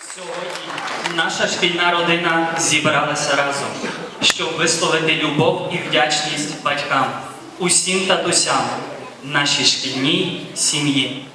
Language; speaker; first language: Ukrainian; native; Ukrainian